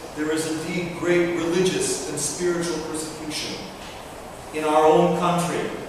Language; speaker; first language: English; early bilingual, other home language; Russian